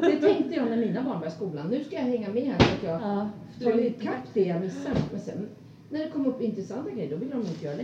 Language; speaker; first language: Swedish; native; Swedish